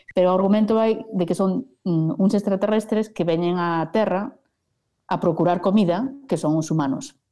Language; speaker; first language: Galician; non-native, local second language; Spanish